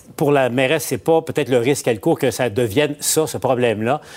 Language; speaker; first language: French; native; French